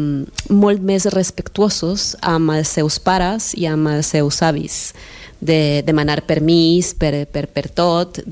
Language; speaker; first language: Catalan; non-native, fluent; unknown